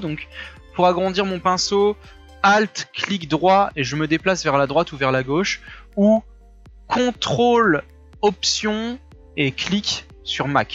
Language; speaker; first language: French; native; French